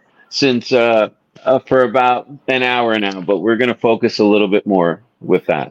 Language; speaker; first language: English; native; English